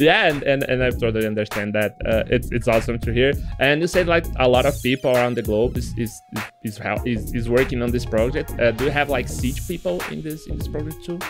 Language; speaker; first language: English; non-native, learner; Portuguese